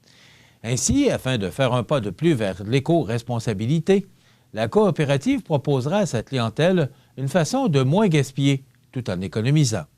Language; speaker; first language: French; native; French